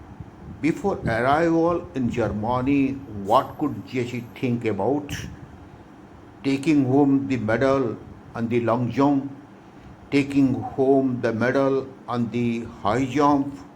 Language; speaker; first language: English; non-native, local second language; Odia